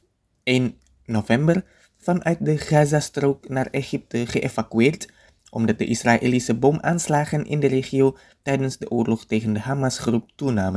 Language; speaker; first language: Dutch; non-native, fluent; Indonesian